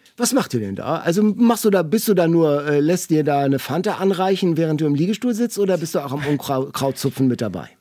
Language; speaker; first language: German; native; German